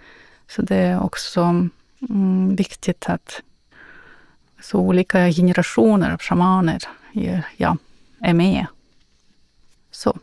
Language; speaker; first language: Swedish; non-native, fluent; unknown